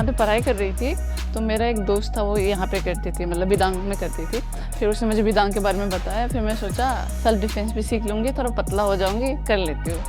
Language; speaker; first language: Hindi; non-native, local second language; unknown